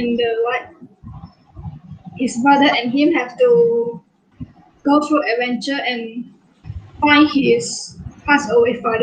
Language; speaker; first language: English; non-native, local second language; Malay